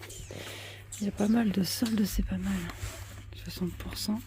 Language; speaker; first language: French; native; French